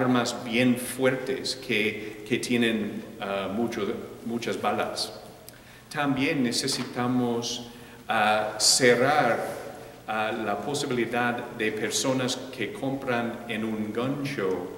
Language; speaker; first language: Spanish; non-native, fluent; English